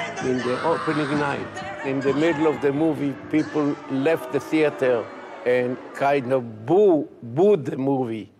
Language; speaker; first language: English; non-native, fluent; Hebrew